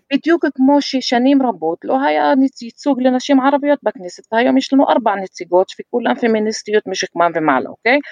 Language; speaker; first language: Hebrew; non-native, local second language; Arabic